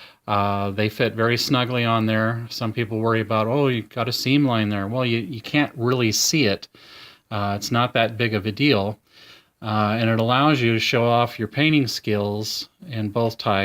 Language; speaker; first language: English; native; English